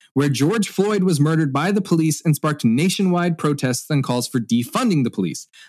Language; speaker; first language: English; native; English